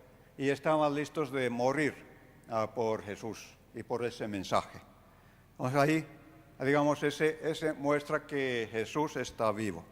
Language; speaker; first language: Spanish; non-native, fluent; Finnish